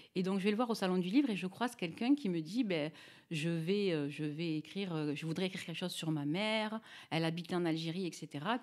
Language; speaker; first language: French; native; French